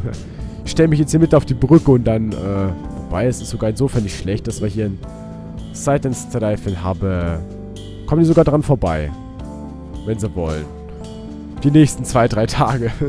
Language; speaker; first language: German; native; German